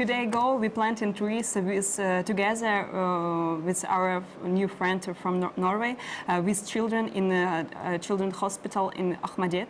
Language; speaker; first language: English; non-native, learner; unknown